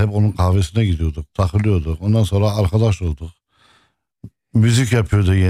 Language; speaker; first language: Turkish; non-native, fluent; Arabic